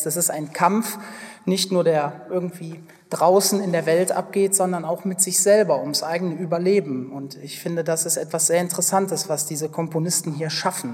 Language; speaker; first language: German; native; German